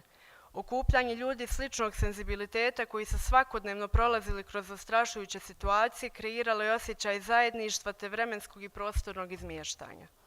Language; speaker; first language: Bosnian; native; Bosnian